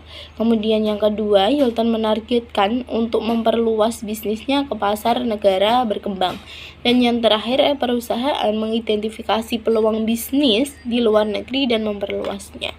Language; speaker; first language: Indonesian; native; Indonesian